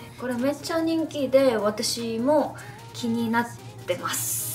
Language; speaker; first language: Japanese; non-native, fluent; Korean